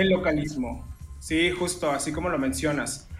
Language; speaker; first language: Spanish; native; Spanish